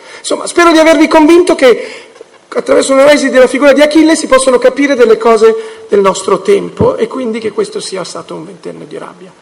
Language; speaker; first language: Italian; early bilingual, heritage; English